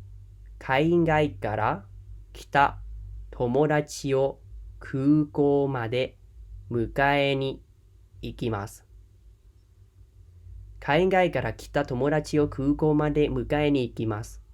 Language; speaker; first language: Japanese; non-native, fluent; Khmer